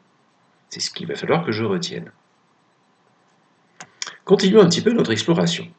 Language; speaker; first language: French; native; French